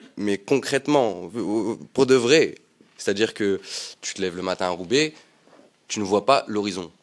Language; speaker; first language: French; native; French